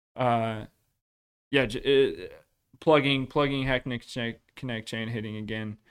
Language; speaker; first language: English; native; English